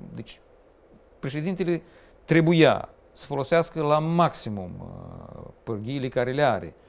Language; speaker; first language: Romanian; native; Romanian